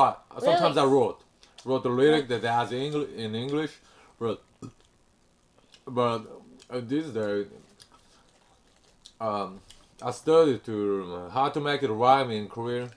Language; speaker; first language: English; non-native, learner; Korean